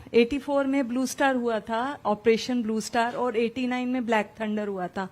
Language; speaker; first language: Hindi; non-native, local second language; Punjabi